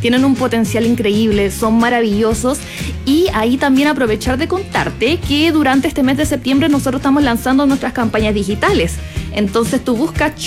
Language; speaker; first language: Spanish; native; Spanish